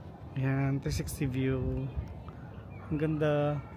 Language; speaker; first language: Filipino; native; Filipino